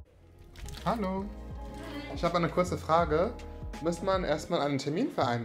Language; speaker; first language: German; non-native, learner; English